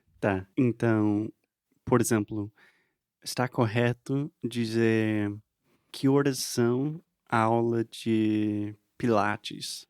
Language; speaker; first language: Portuguese; non-native, fluent; English